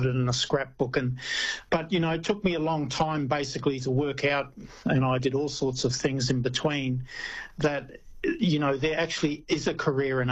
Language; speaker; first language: English; native; English